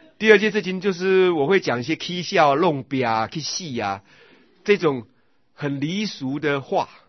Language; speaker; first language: Chinese; native; Chinese